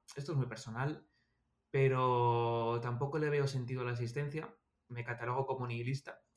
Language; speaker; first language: Spanish; native; Spanish